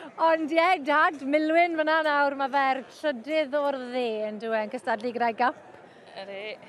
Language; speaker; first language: Welsh; native; Welsh